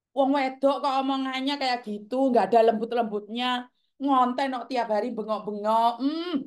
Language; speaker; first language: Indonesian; non-native, local second language; Javanese